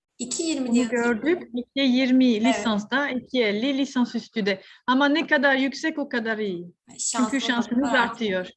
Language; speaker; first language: Turkish; non-native, fluent; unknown